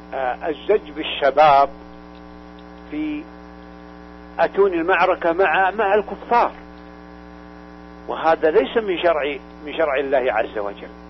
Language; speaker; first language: Arabic; native; Arabic